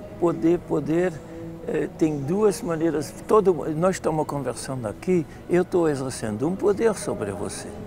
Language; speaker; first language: Portuguese; non-native, fluent; Dutch